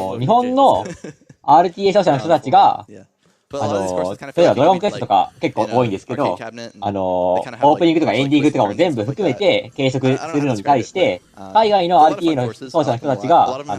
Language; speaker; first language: Japanese; native; Japanese